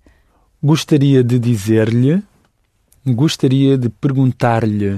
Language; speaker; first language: Portuguese; non-native, learner; English